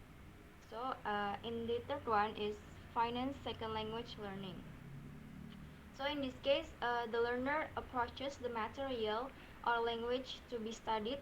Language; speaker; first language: English; non-native, learner; Indonesian